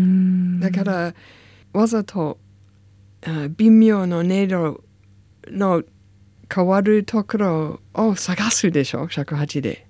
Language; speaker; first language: Japanese; non-native, learner; English